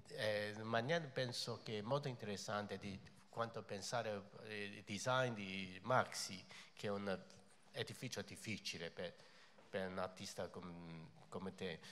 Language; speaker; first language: Italian; non-native, fluent; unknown